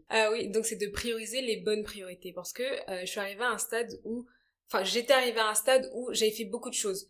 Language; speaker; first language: French; early bilingual, other home language; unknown